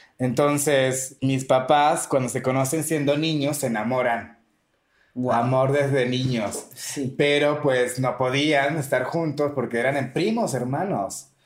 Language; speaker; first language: Spanish; native; Spanish